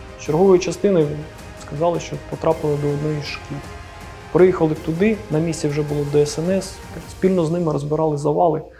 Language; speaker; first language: Ukrainian; non-native, local second language; Russian